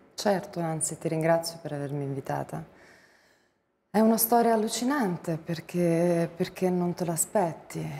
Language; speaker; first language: Italian; non-native, fluent; Ukrainian